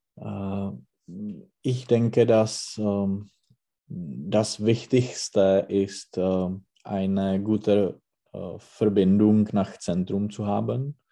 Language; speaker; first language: German; non-native, learner; Czech